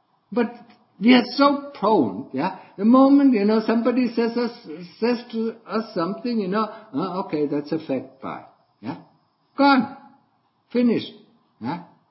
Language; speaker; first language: English; non-native, fluent; German